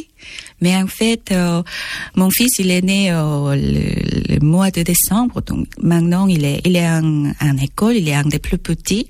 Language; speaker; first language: French; non-native, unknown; Korean